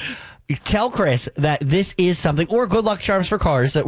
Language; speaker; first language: English; native; English